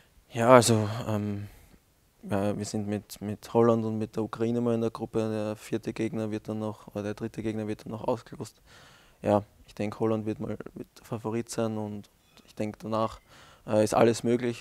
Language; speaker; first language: German; native; German